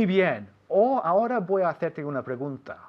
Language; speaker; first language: Spanish; non-native, fluent; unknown